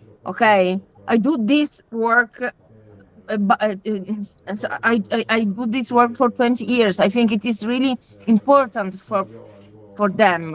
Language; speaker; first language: English; non-native, learner; Italian